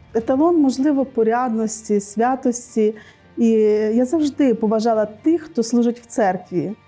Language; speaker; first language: Ukrainian; native; Ukrainian